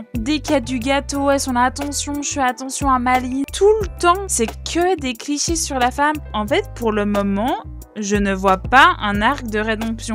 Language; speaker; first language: French; native; French